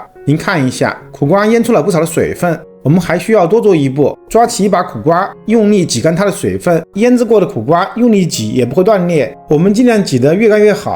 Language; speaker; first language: Chinese; native; Chinese